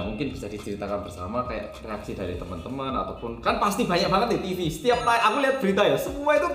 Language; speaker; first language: Indonesian; native; Indonesian